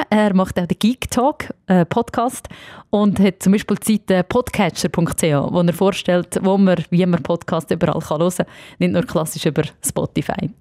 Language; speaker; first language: German; native; German